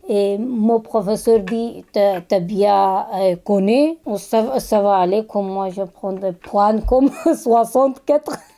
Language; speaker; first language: French; non-native, learner; Kurdish